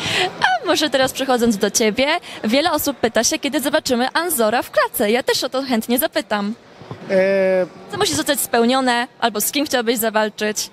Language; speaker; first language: Polish; native; Polish